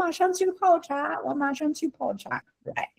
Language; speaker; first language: Chinese; non-native, fluent; English